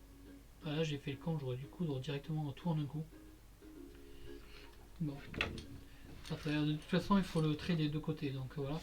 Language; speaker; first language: French; native; French